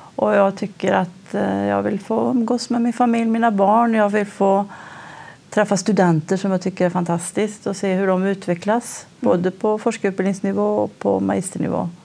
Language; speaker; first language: Swedish; native; Swedish